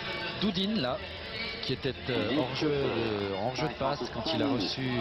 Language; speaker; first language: French; native; French